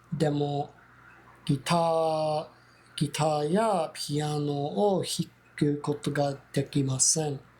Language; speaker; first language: Japanese; non-native, learner; English